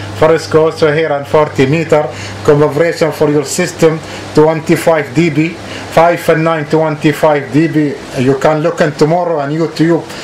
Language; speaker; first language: English; non-native, learner; Arabic